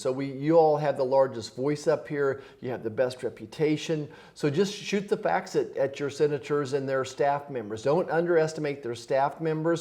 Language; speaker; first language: English; native; English